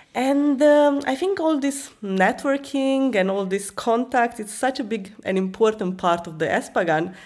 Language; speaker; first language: English; non-native, fluent; Romanian